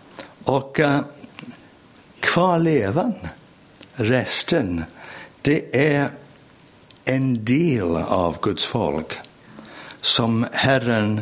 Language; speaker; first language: Swedish; non-native, fluent; English